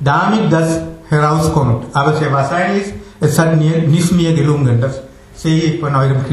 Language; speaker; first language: German; non-native, learner; Tamil